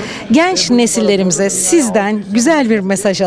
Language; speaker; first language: Turkish; native; Turkish